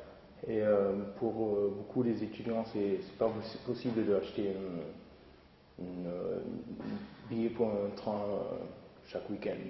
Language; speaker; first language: French; non-native, fluent; German